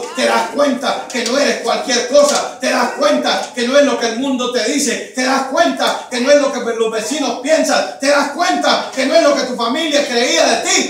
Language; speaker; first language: Spanish; native; Spanish